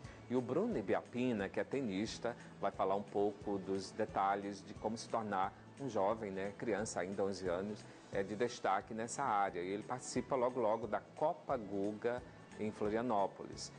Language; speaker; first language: Portuguese; native; Portuguese